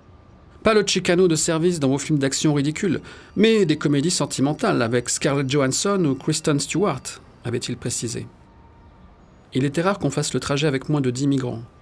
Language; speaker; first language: French; native; French